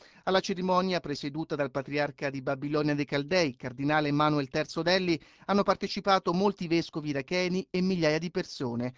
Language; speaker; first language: Italian; native; Italian